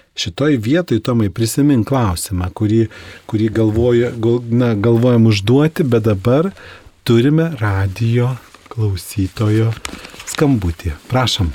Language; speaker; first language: Lithuanian; native; Lithuanian